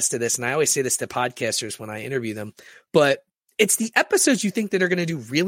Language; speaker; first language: English; native; English